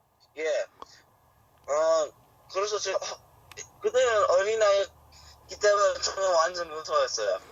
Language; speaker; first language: Korean; early bilingual, heritage; Korean